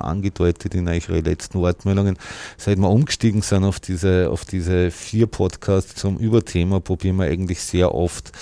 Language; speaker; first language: German; native; German